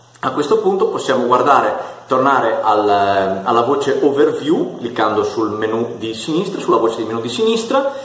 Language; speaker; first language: Italian; native; Italian